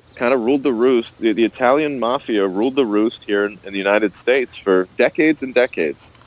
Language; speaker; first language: English; native; English